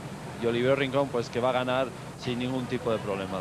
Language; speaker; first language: Spanish; native; Spanish